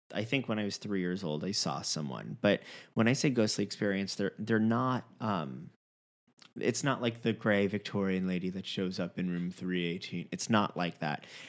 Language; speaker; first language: English; native; English